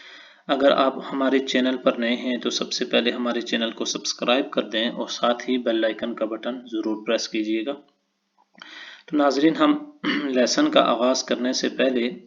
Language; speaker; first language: Urdu; native; Urdu